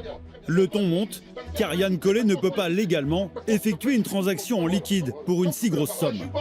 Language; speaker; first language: French; native; French